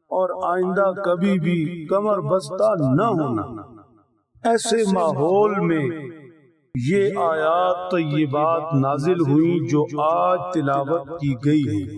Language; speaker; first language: Urdu; native; Urdu